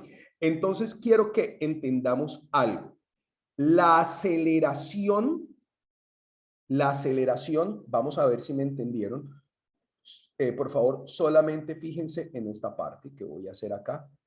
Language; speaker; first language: Spanish; native; Spanish